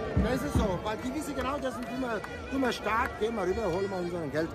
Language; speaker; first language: German; non-native, fluent; Turkish